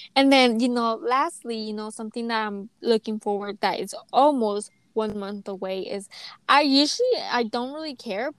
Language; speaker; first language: English; native; English